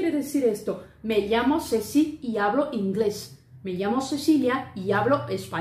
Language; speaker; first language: Spanish; non-native, fluent; Portuguese